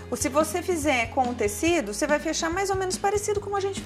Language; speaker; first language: Portuguese; native; Portuguese